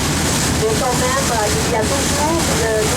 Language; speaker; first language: French; non-native, learner; Thai